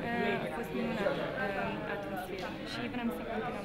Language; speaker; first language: Romanian; non-native, local second language; Hungarian